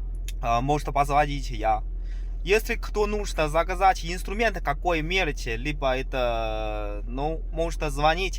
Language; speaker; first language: Russian; non-native, learner; Chinese